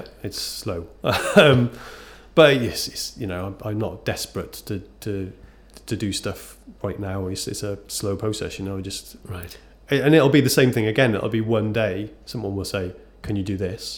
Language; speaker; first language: English; native; English